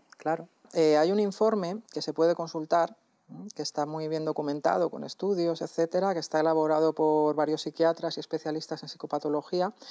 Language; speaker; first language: Spanish; native; Spanish